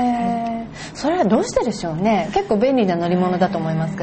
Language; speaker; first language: Japanese; native; Japanese